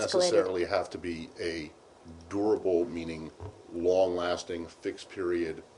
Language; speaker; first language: English; native; English